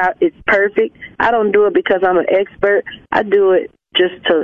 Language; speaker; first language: English; native; English